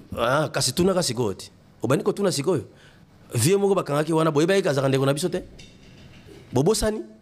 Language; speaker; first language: French; non-native, local second language; Lingala